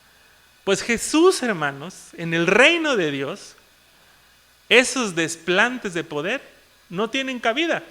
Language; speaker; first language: Spanish; native; Spanish